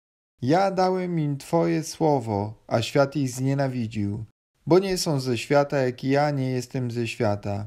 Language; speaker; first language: Polish; native; Polish